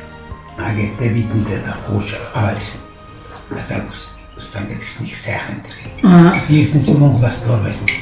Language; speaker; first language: Mongolian; non-native, local second language; Kazakh